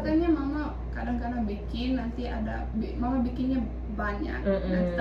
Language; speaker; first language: Indonesian; early bilingual, heritage; Arabic